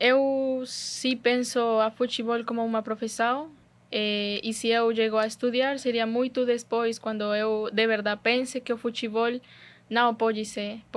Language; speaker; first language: Portuguese; non-native, learner; Spanish